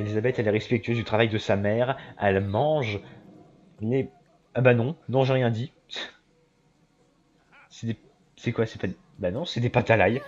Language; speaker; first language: French; native; French